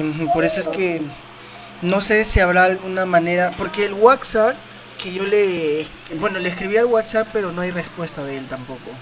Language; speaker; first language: Spanish; native; Spanish